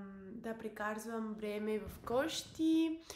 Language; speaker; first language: Bulgarian; non-native, learner; English